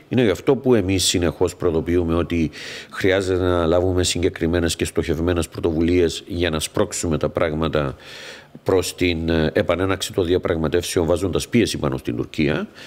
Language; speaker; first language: Greek; native; Greek